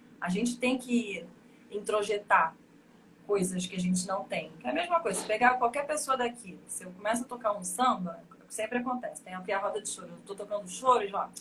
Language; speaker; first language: Portuguese; native; Portuguese